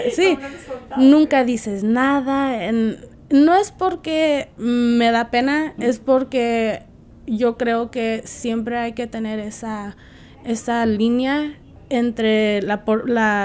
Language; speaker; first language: Spanish; early bilingual, heritage; Spanish